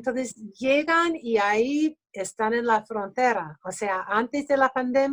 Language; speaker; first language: Spanish; early bilingual, other home language; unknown